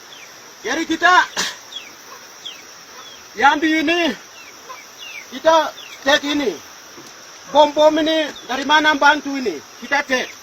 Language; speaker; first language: Indonesian; non-native, local second language; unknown